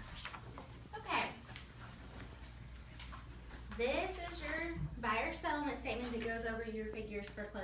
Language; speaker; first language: English; native; English